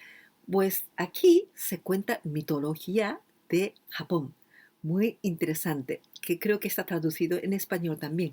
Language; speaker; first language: Spanish; non-native, fluent; Japanese